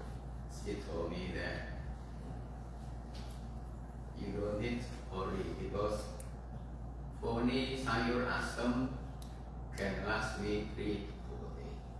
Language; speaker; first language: English; non-native, fluent; Indonesian